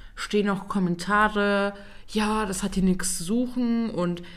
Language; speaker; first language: German; native; German